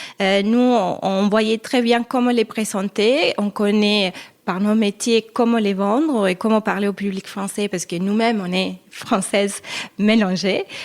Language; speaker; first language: French; non-native, fluent; Spanish